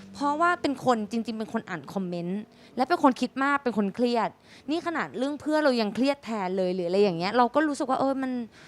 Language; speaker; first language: Thai; native; Thai